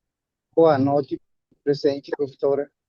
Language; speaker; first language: Portuguese; non-native, learner; Spanish